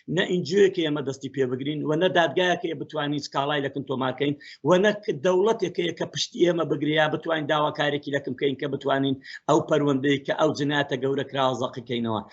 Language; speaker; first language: Central Kurdish; native; Central Kurdish